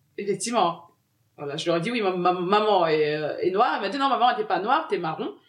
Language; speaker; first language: French; early bilingual, other home language; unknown